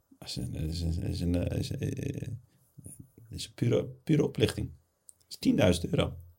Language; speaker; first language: Dutch; early bilingual, other home language; Arabic